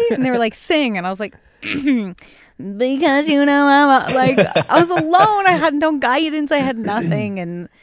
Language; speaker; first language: English; native; English